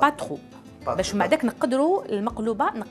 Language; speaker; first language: Arabic; native; Arabic